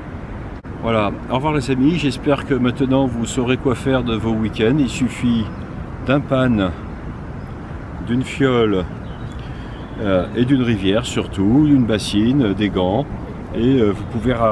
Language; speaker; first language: French; native; French